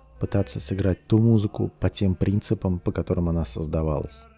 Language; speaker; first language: Russian; native; Russian